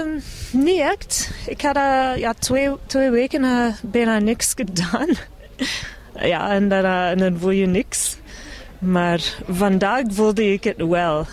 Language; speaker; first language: Dutch; non-native, fluent; English